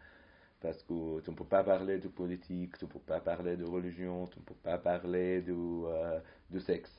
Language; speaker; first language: French; non-native, fluent; Arabic